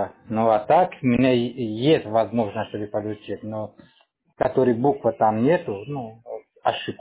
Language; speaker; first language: Russian; non-native, local second language; Tajik